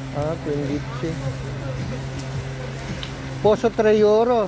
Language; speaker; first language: Italian; non-native, learner; Filipino